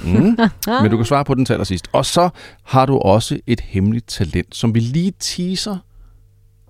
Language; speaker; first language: Danish; native; Danish